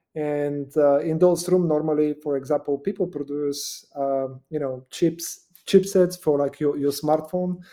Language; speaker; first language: English; non-native, fluent; Bulgarian